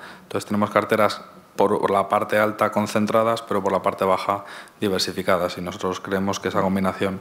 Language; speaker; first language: Spanish; native; Spanish